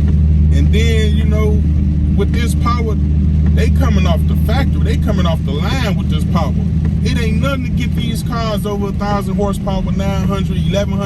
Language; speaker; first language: English; native; English